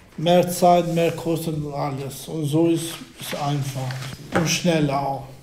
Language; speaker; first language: German; non-native, learner; Albanian